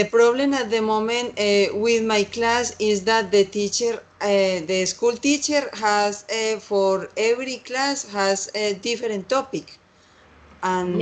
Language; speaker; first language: English; non-native, learner; Spanish